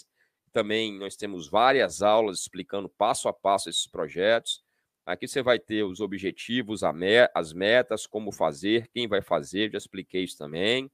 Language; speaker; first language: Portuguese; native; Portuguese